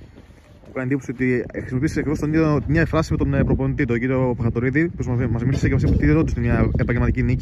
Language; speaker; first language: Greek; native; Greek